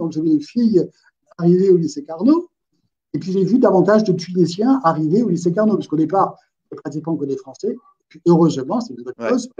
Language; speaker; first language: French; native; French